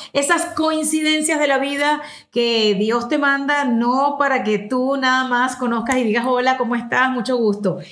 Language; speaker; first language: Spanish; native; Spanish